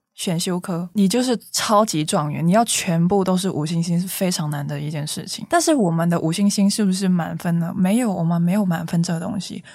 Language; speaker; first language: Chinese; non-native, local second language; Cantonese